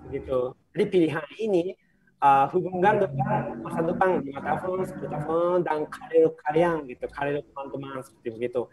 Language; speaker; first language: Indonesian; non-native, fluent; Japanese